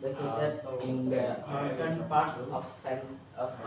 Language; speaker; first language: English; non-native, learner; Indonesian